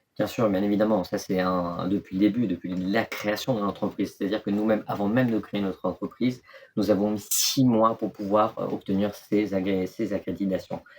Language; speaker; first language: French; early bilingual, other home language; Turkish